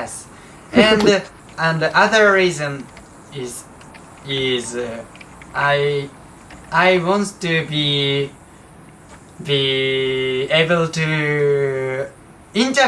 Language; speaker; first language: English; non-native, learner; Japanese